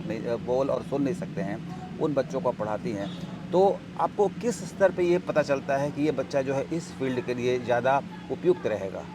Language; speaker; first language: Hindi; native; Hindi